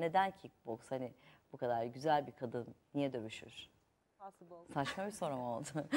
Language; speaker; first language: Turkish; native; Turkish